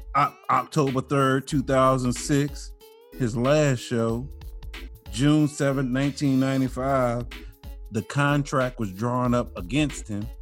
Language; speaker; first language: English; native; English